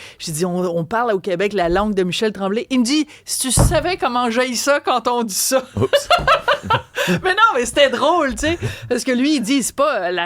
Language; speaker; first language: French; native; French